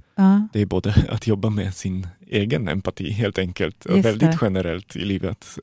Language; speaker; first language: Swedish; non-native, fluent; Polish